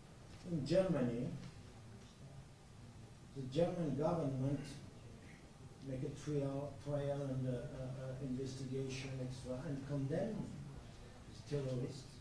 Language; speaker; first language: English; non-native, learner; French